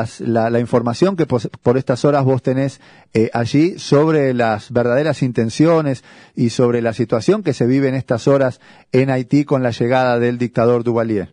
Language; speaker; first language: Spanish; native; Spanish